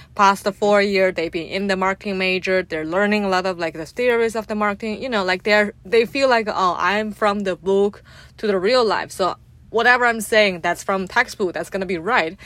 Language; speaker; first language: English; non-native, fluent; Chinese